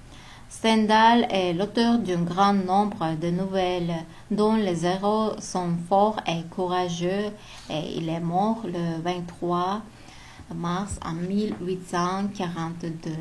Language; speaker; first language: French; non-native, learner; Uzbek